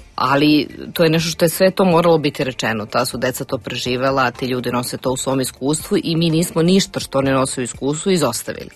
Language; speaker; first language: Serbian; native; Serbian